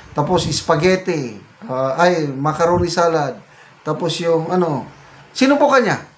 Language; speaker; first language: Filipino; native; Filipino